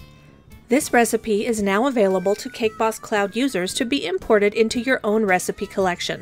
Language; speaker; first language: English; native; English